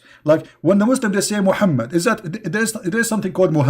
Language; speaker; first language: English; non-native, fluent; Arabic